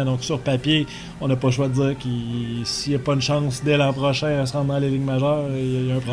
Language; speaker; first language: French; native; French